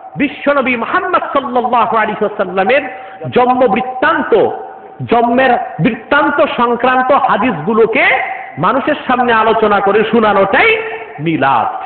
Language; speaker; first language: Bangla; non-native, local second language; Urdu